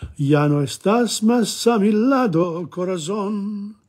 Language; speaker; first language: Spanish; non-native, learner; Italian